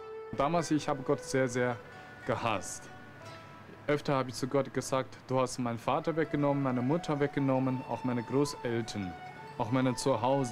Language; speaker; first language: German; non-native, fluent; Chinese